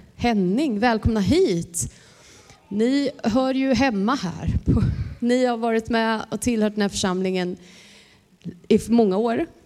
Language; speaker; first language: Swedish; native; Swedish